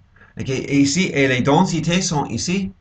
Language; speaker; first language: French; non-native, fluent; English